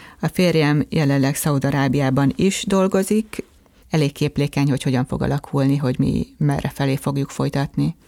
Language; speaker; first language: Hungarian; native; Hungarian